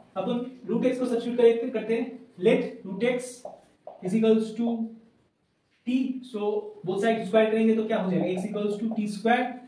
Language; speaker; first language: Hindi; non-native, local second language; Bangla